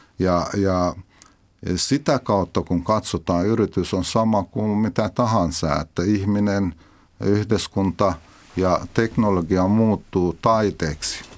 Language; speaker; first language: Finnish; non-native, fluent; Persian